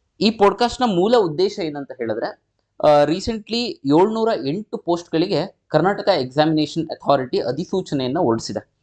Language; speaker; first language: Kannada; native; Kannada